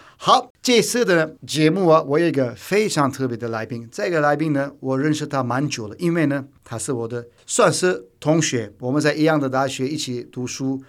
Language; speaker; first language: Chinese; non-native, fluent; Turkish